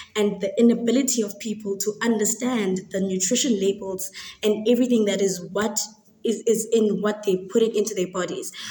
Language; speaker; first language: English; non-native, local second language; Xhosa